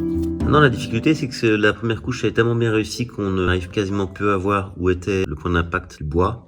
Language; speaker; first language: French; native; French